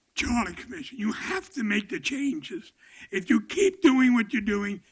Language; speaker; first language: English; native; English